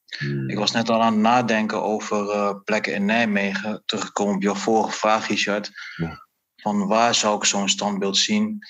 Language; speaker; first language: Dutch; native; Dutch